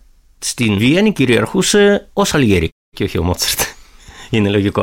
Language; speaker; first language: Greek; non-native, fluent; Russian